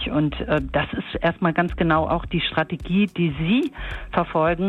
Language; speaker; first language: German; native; German